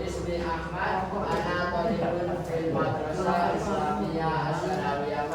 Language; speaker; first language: Arabic; non-native, learner; Indonesian